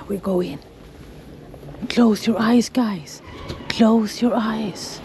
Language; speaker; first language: English; non-native, fluent; Swedish